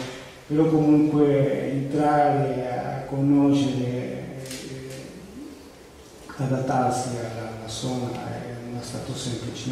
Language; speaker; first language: Italian; non-native, fluent; Spanish